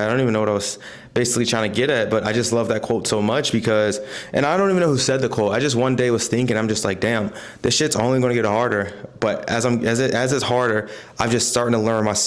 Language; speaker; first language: English; native; English